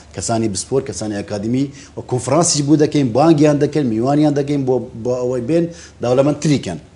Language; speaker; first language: Central Kurdish; non-native, local second language; Kurdish